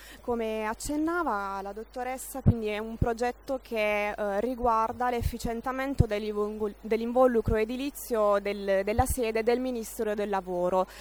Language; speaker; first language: Italian; native; Italian